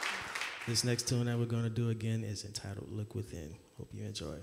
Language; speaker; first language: English; native; English